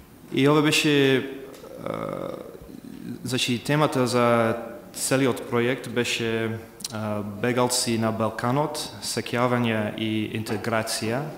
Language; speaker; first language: Macedonian; non-native, fluent; English